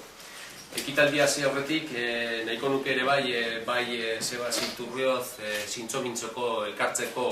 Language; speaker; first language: Basque; native; Basque